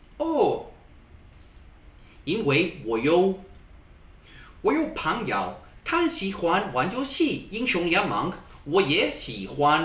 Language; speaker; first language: Chinese; non-native, learner; English